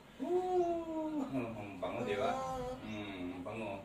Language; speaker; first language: Filipino; native; Filipino